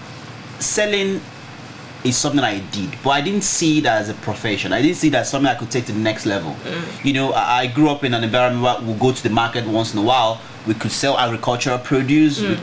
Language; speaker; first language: English; non-native, local second language; Igbo